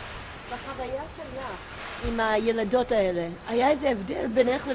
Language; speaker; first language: Hebrew; native; Hebrew